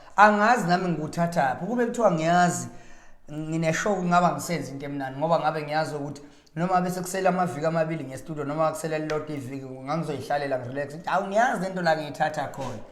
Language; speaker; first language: Zulu; native; Zulu